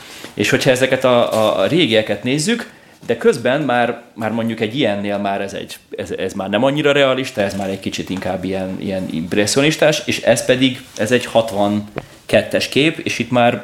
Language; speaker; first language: Hungarian; native; Hungarian